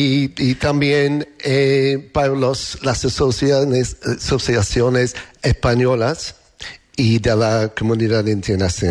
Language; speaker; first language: Spanish; non-native, learner; English